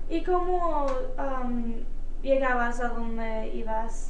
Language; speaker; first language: Spanish; early bilingual, heritage; Spanish